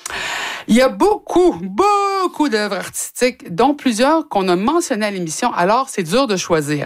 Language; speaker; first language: French; native; French